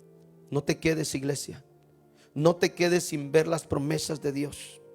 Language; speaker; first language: Spanish; native; Spanish